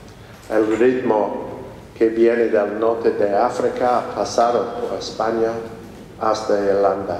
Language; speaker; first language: Spanish; non-native, fluent; English